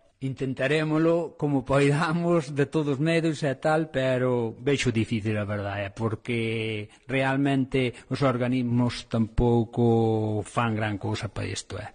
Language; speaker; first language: Galician; native; Galician